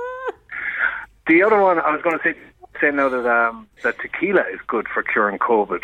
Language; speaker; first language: English; native; English